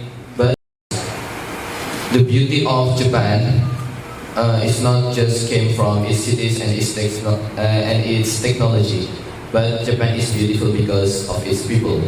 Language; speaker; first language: English; non-native, learner; Indonesian